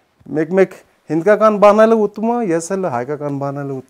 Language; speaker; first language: Armenian; non-native, learner; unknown